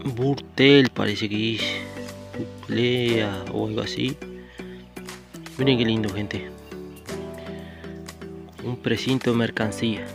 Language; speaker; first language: Spanish; native; Spanish